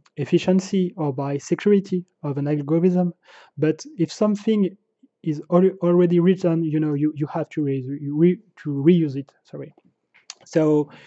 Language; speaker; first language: English; non-native, fluent; French